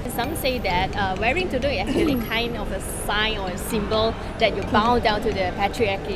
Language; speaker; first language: English; non-native, local second language; Chinese